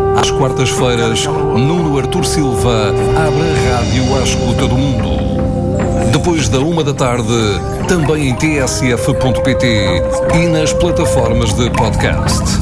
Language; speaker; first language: Portuguese; native; Portuguese